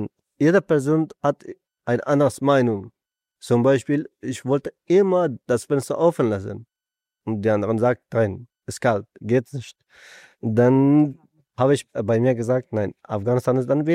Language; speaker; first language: German; non-native, fluent; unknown